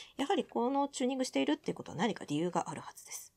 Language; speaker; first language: Japanese; native; Japanese